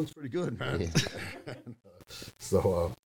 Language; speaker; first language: English; native; English